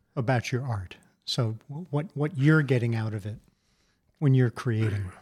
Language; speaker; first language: English; native; English